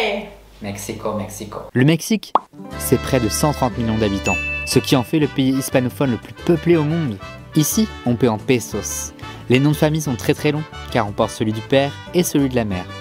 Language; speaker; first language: French; native; French